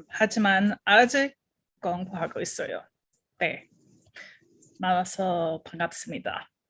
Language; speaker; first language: Korean; non-native, learner; English